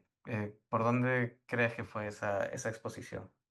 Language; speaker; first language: Spanish; native; Spanish